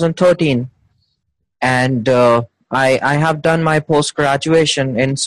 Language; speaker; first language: English; non-native, local second language; Hindi